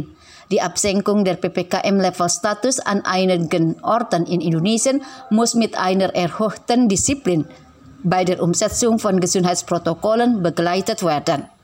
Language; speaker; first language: German; non-native, fluent; Indonesian